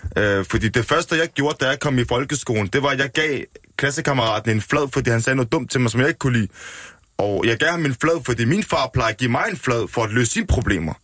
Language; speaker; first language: Danish; early bilingual, other home language; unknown